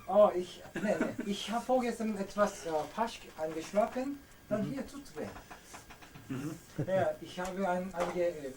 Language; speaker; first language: German; non-native, learner; Korean